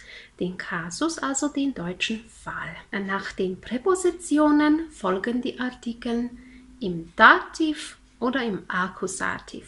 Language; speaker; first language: German; non-native, fluent; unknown